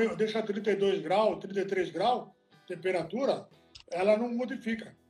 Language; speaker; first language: Portuguese; non-native, fluent; Italian